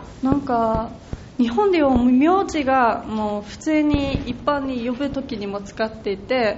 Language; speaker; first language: Japanese; non-native, fluent; Mongolian